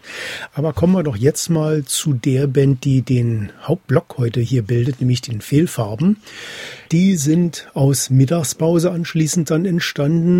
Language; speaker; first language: German; native; German